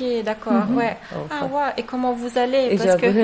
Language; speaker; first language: French; native; French